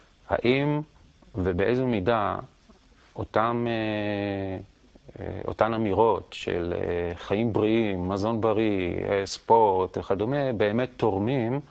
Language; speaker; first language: Hebrew; native; Hebrew